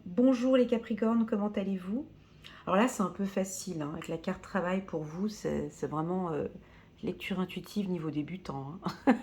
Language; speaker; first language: French; native; French